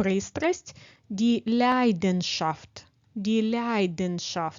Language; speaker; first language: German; non-native, fluent; Ukrainian